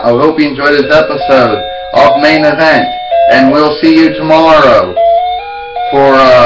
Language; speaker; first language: English; native; English